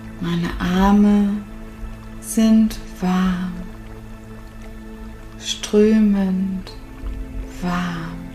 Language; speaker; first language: German; native; German